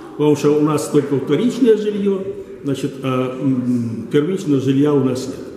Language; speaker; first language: Russian; native; Russian